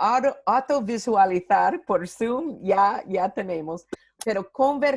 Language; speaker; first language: Spanish; non-native, fluent; English